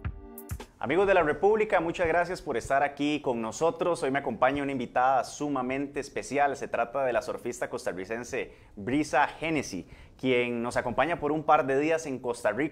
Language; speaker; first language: Spanish; native; Spanish